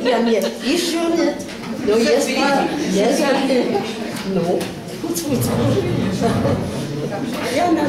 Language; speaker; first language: Russian; non-native, learner; English